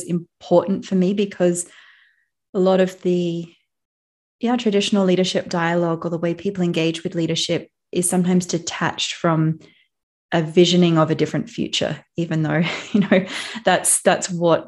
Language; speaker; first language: English; native; English